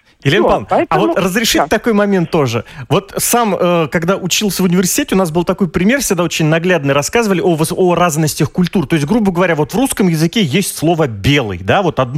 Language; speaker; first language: Russian; native; Russian